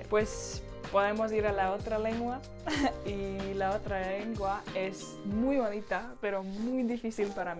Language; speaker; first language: Spanish; non-native, learner; Slovak